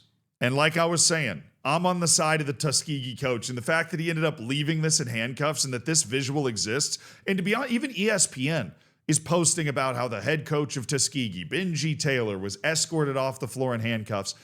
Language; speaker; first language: English; native; English